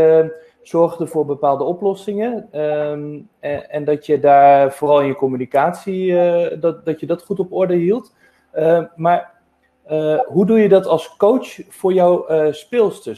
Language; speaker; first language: Dutch; native; Dutch